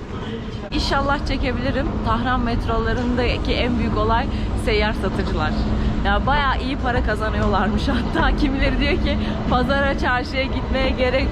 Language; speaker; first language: Turkish; native; Turkish